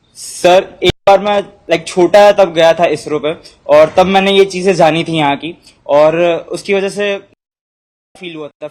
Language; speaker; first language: Hindi; non-native, local second language; Gujarati